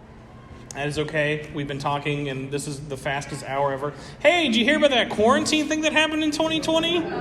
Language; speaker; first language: English; native; English